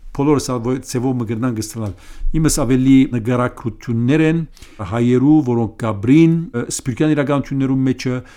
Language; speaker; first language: Armenian; early bilingual, heritage; Armenian